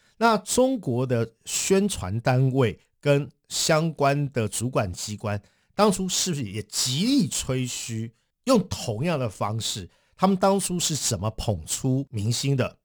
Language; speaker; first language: Chinese; native; Chinese